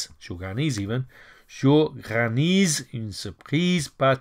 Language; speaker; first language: French; non-native, fluent; English